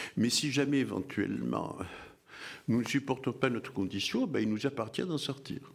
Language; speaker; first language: French; early bilingual, other home language; Arabic